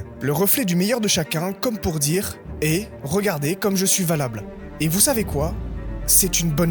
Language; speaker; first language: French; native; French